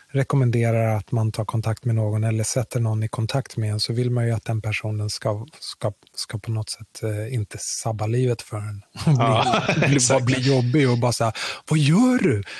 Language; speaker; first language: Swedish; native; Swedish